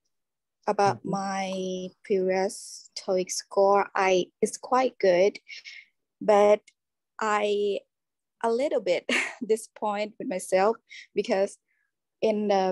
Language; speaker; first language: English; non-native, learner; Thai